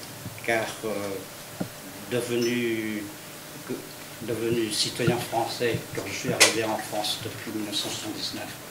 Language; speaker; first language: French; non-native, fluent; Vietnamese